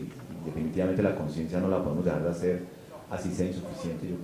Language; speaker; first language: Spanish; native; Spanish